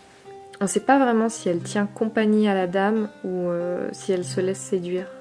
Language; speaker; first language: French; native; French